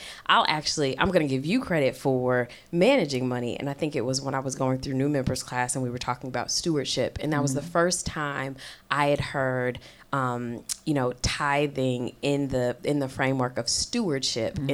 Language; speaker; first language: English; native; English